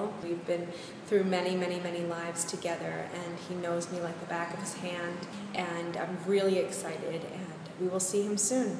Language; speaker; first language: English; native; English